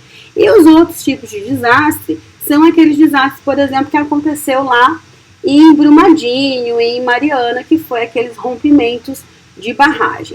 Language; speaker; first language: Portuguese; native; Portuguese